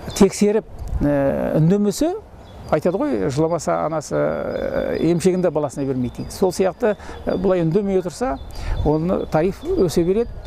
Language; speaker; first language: Kazakh; native; Kazakh